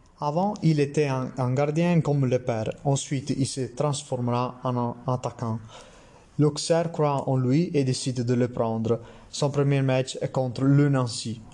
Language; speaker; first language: French; non-native, learner; Italian